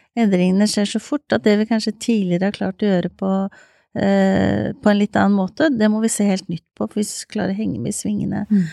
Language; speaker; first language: Norwegian; native; Norwegian